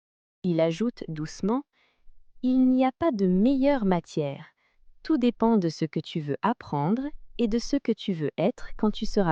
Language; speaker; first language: French; non-native, local second language; Arabic